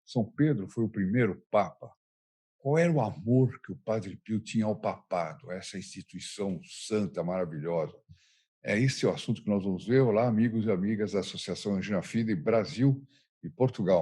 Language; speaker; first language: Portuguese; native; Portuguese